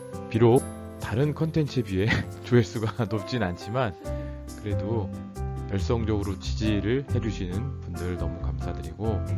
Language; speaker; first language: Korean; native; Korean